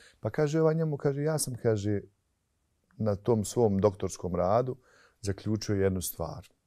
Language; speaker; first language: Bosnian; native; Bosnian